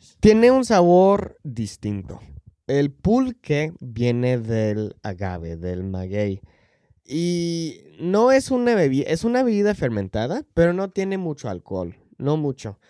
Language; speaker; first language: Spanish; non-native, fluent; English